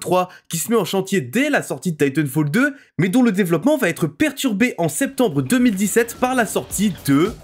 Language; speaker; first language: French; native; French